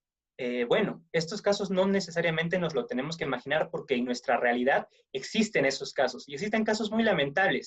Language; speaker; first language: Spanish; native; Spanish